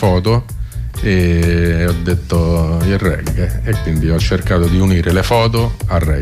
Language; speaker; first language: Italian; native; Italian